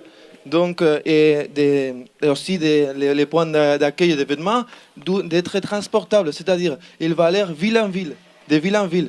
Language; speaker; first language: French; non-native, learner; Spanish